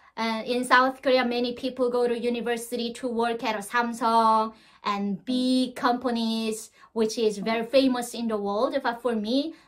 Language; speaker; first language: English; non-native, learner; Korean